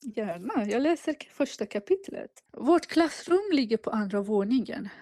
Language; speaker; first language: Swedish; non-native, fluent; Persian